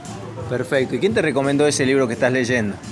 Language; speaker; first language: Spanish; native; Spanish